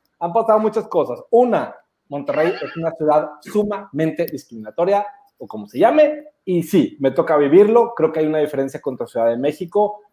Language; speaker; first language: Spanish; native; Spanish